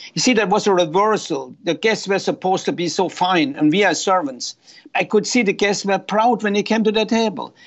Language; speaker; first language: English; non-native, fluent; German